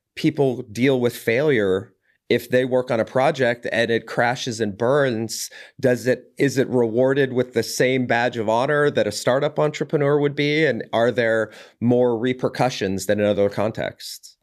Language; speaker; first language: English; native; English